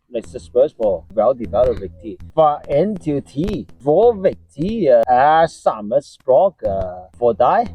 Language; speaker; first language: Norwegian; non-native, learner; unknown